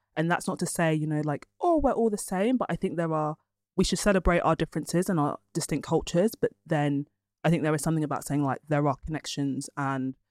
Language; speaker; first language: English; early bilingual, other home language; Yoruba